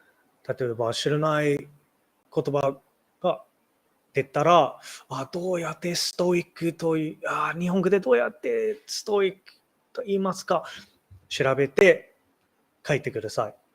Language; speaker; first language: Japanese; non-native, learner; English